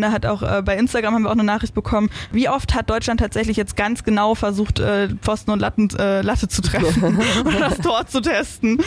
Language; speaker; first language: German; native; German